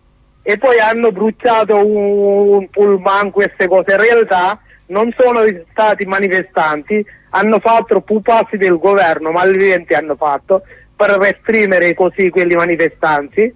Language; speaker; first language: Italian; non-native, learner; Sinhala